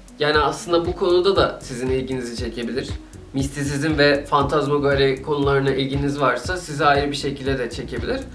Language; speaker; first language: Turkish; native; Turkish